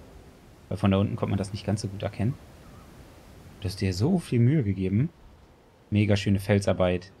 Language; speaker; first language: German; native; German